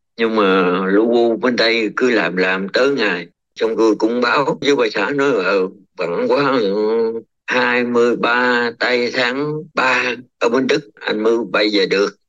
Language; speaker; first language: Vietnamese; native; Vietnamese